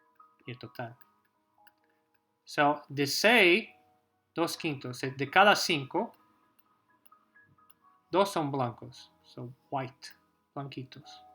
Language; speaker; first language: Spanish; non-native, fluent; English